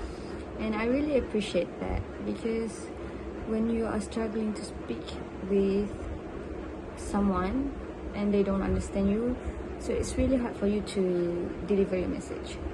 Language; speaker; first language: English; non-native, local second language; Malay